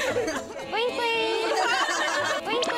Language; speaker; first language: English; non-native, learner; Korean